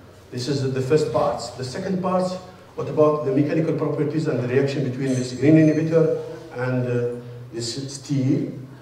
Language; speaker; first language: English; non-native, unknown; Arabic